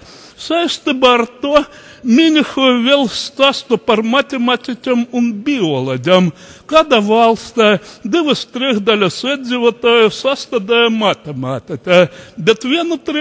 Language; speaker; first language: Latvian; non-native, local second language; Russian